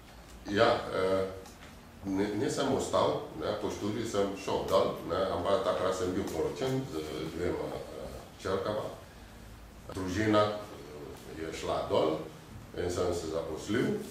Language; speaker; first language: Slovenian; non-native, fluent; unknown